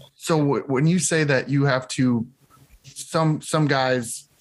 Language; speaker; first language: English; native; English